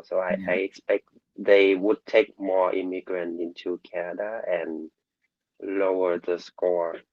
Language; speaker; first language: English; non-native, learner; Vietnamese